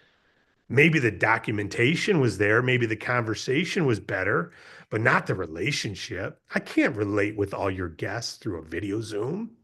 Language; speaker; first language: English; native; English